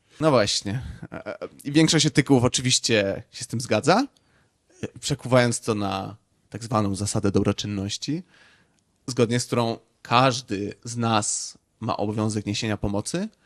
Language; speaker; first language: Polish; native; Polish